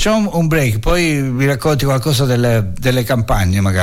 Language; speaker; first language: Italian; native; Italian